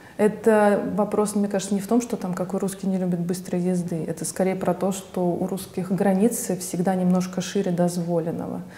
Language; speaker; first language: Russian; native; Russian